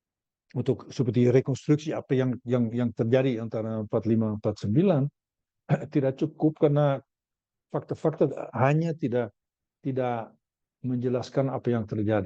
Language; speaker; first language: Indonesian; non-native, learner; Dutch